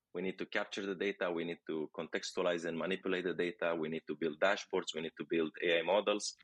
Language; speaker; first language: English; non-native, fluent; Romanian